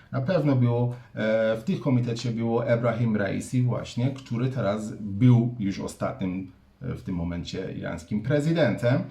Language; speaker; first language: Polish; non-native, fluent; Persian